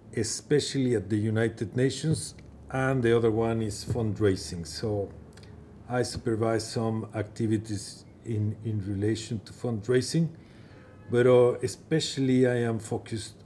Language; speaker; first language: English; non-native, fluent; Persian